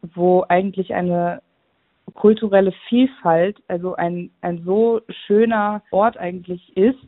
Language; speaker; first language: German; native; German